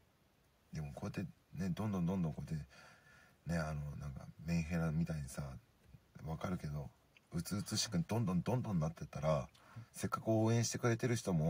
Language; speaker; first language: Japanese; native; Japanese